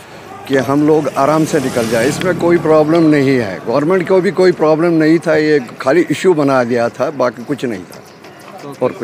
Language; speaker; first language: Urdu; non-native, local second language; Kashmiri